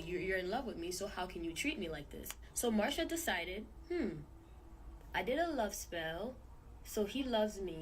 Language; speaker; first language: English; native; English